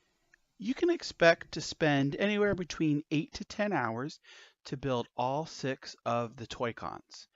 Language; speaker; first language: English; native; English